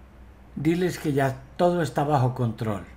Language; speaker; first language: Spanish; native; Spanish